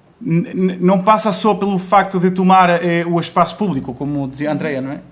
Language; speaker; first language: Portuguese; non-native, fluent; Spanish